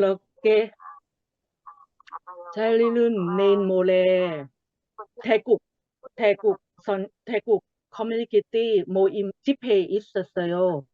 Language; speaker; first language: Korean; non-native, learner; Thai